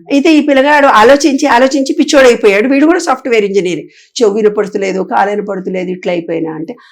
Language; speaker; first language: Telugu; native; Telugu